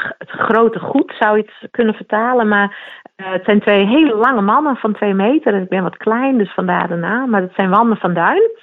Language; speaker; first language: Dutch; non-native, local second language; Western Frisian